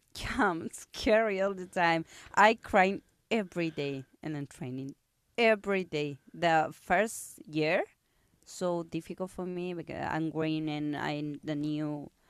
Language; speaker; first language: English; non-native, learner; Spanish